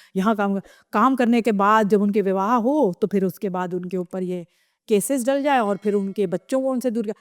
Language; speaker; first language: Hindi; native; Hindi